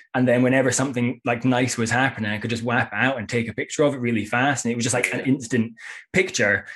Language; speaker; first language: English; native; English